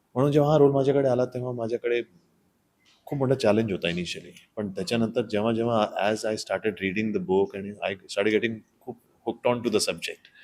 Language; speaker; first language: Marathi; non-native, local second language; Hindi